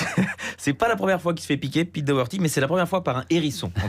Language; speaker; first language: French; native; French